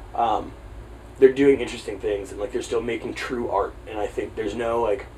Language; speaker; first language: English; native; English